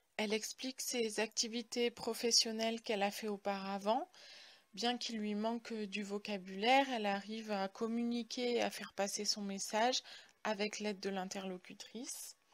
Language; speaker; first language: French; native; French